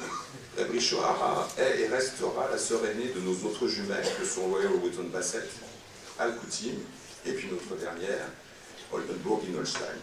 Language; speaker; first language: French; native; French